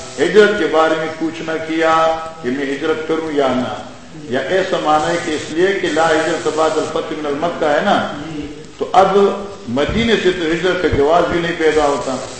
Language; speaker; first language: Urdu; non-native, local second language; Pashto